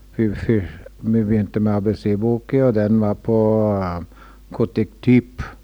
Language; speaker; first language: Norwegian; early bilingual, heritage; Norwegian